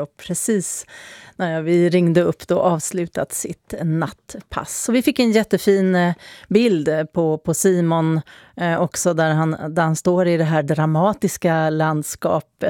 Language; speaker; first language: Swedish; native; Swedish